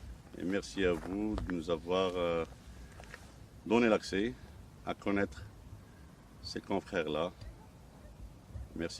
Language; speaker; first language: French; non-native, local second language; Arabic